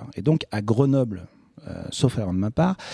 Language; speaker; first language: French; native; French